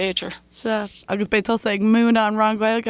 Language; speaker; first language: Irish; native; Irish